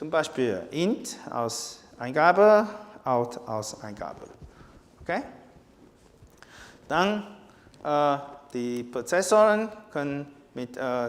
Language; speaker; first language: German; non-native, fluent; Chinese